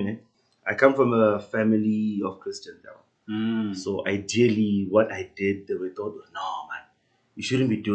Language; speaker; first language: English; non-native, local second language; Northern Sotho